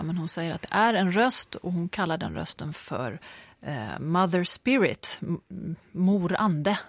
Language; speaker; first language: Swedish; native; Swedish